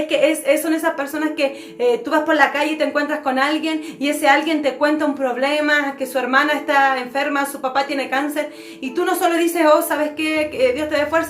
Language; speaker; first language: Spanish; native; Spanish